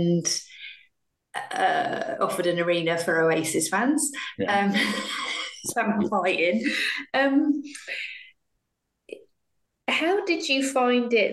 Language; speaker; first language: English; native; English